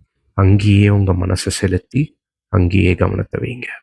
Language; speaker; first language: Tamil; native; Tamil